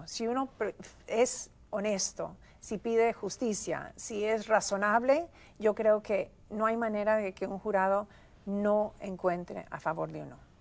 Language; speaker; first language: Spanish; native; Spanish